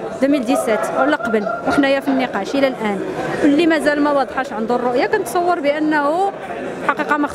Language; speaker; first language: Arabic; native; Arabic